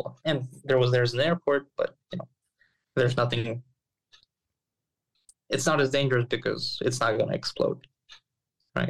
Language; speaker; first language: English; non-native, fluent; Ukrainian